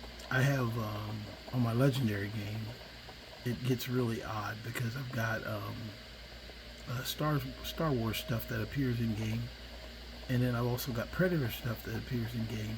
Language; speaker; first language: English; native; English